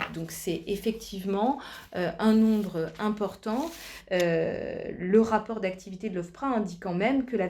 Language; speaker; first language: French; native; French